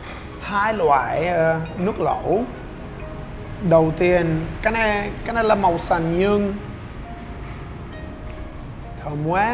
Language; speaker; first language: Vietnamese; non-native, learner; English